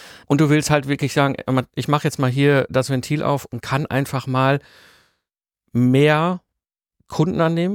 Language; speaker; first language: German; native; German